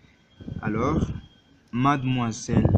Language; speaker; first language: French; non-native, learner; Spanish